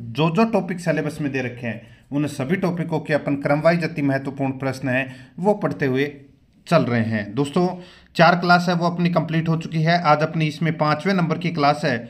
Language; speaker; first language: Hindi; native; Hindi